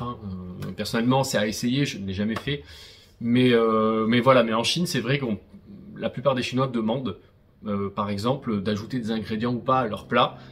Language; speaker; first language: French; native; French